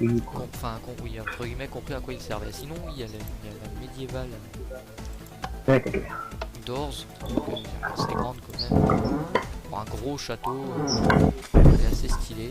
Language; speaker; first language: French; native; French